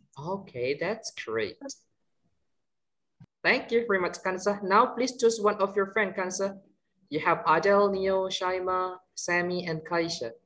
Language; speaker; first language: English; non-native, fluent; Indonesian